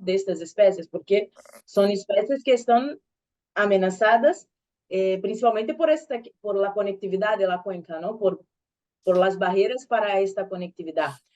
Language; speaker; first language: Spanish; non-native, learner; Portuguese